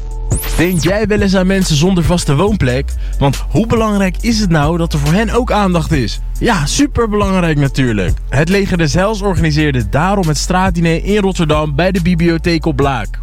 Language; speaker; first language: Dutch; native; Dutch